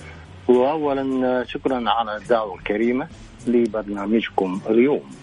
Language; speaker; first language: Arabic; non-native, fluent; Japanese